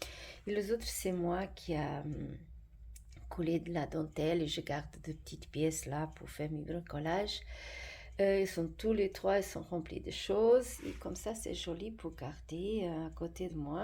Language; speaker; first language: French; non-native, fluent; Portuguese